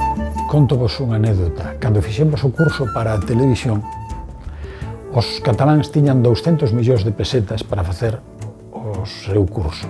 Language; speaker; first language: Galician; native; Galician